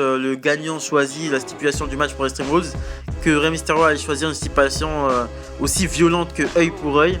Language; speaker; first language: French; native; French